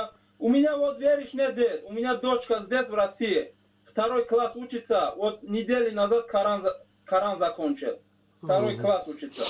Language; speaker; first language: Russian; non-native, learner; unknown